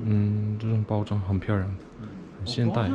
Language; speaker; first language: Chinese; non-native, fluent; Korean